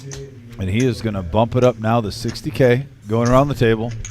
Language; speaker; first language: English; native; English